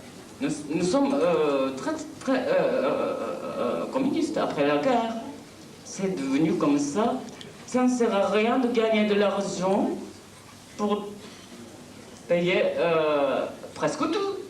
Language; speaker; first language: French; non-native, fluent; Japanese